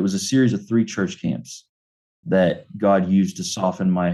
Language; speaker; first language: English; native; English